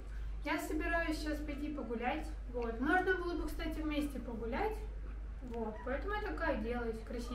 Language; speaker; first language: Russian; native; Russian